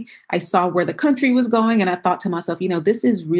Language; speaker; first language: English; native; English